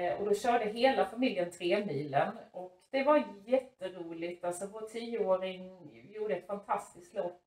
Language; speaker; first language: Swedish; native; Swedish